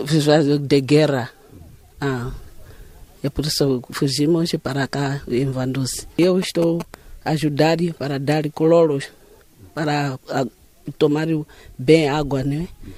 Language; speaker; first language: Portuguese; non-native, local second language; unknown